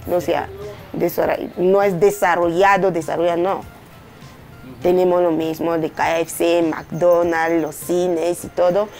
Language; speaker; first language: Spanish; non-native, fluent; French